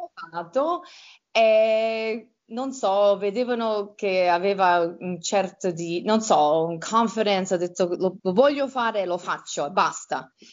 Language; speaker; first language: Italian; early bilingual, heritage; Italian